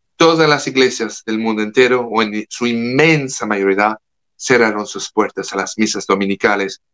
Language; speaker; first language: Spanish; non-native, fluent; French